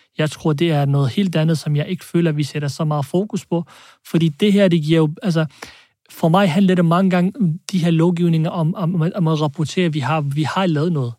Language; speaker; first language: Danish; early bilingual, other home language; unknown